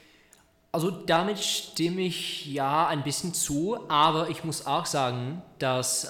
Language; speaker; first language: German; non-native, learner; Czech